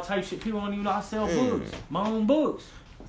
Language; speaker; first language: English; native; English